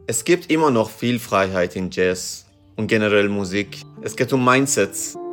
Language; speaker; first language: German; non-native, fluent; Persian